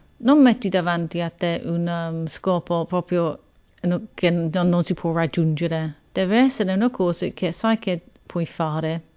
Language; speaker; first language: Italian; non-native, fluent; English